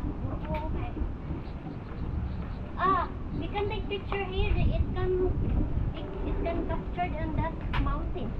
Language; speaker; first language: English; non-native, local second language; Filipino